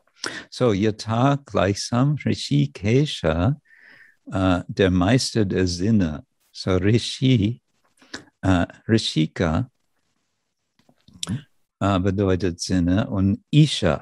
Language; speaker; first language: German; non-native, fluent; English